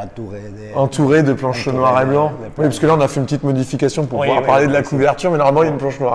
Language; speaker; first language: French; native; French